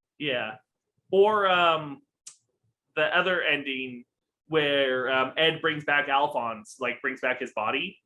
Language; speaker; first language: English; native; English